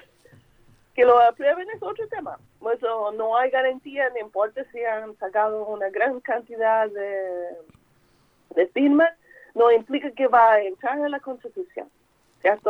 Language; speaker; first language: Spanish; non-native, fluent; English